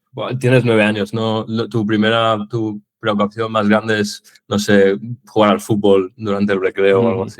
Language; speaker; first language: Spanish; early bilingual, other home language; English